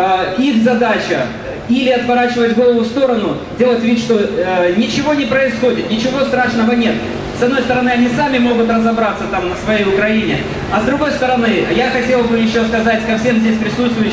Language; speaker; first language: Russian; native; Russian